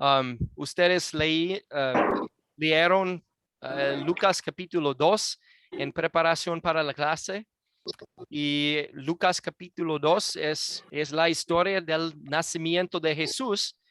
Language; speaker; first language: Spanish; non-native, fluent; English